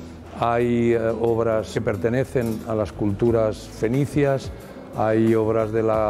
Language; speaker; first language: Spanish; native; Spanish